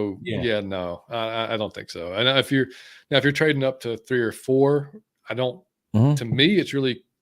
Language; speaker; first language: English; native; English